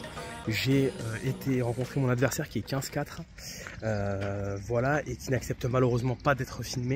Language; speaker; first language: French; native; French